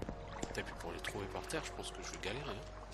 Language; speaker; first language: French; native; French